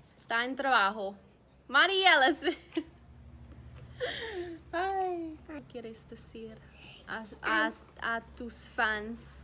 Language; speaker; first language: Spanish; non-native, learner; English